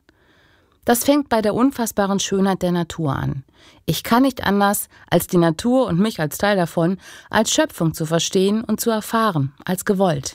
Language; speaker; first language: German; native; German